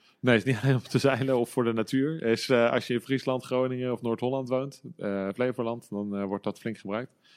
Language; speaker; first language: Dutch; native; Dutch